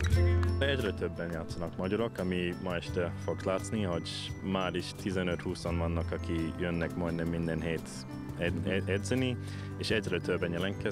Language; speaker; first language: Hungarian; non-native, fluent; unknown